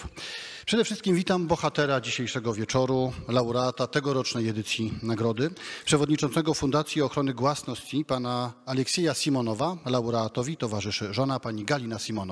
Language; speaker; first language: Polish; native; Polish